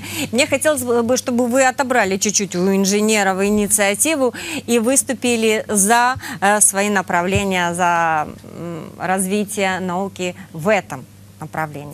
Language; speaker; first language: Russian; native; Russian